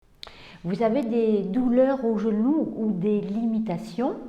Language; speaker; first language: French; native; French